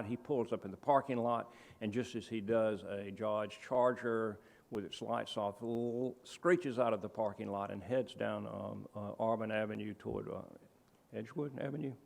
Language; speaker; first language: English; native; English